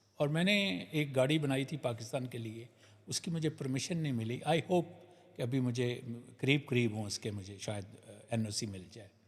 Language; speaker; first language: Urdu; non-native, local second language; Punjabi